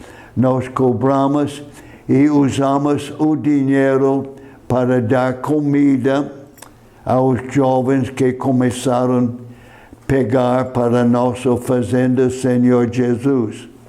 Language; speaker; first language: Portuguese; non-native, fluent; English